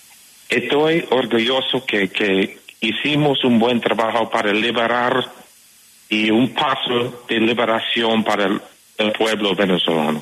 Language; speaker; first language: Spanish; non-native, fluent; English